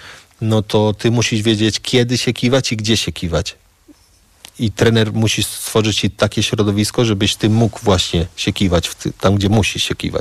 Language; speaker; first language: Polish; early bilingual, heritage; Polish